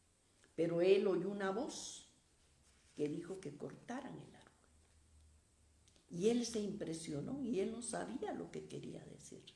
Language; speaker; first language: Spanish; native; Spanish